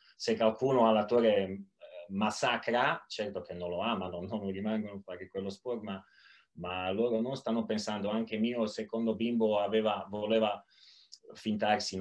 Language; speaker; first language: Italian; non-native, learner; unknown